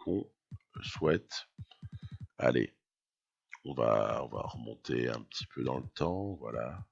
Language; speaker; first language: French; native; French